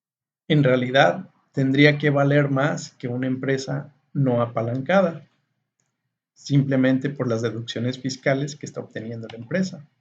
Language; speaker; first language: Spanish; native; Spanish